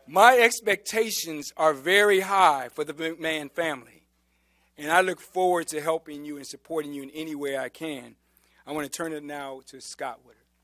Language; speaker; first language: English; native; English